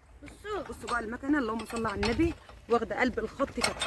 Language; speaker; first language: Arabic; native; Arabic